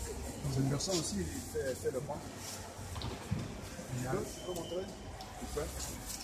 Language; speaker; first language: French; non-native, fluent; Russian